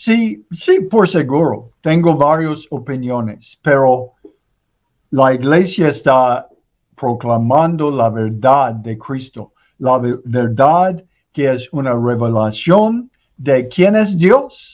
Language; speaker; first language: Spanish; non-native, learner; English